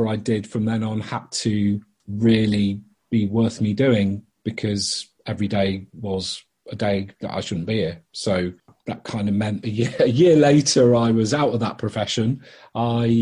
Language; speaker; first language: English; native; English